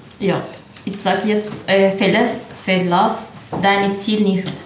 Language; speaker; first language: German; non-native, learner; Arabic